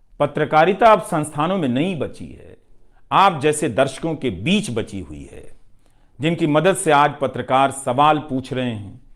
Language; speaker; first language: Hindi; non-native, local second language; Bhojpuri